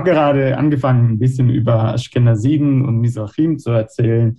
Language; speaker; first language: German; non-native, fluent; Hebrew